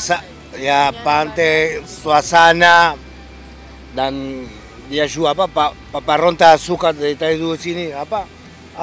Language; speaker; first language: Indonesian; non-native, fluent; Spanish